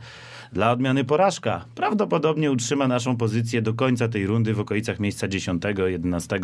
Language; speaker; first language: Polish; native; Polish